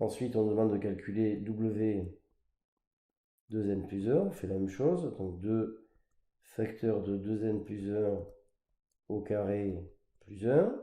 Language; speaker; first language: French; native; French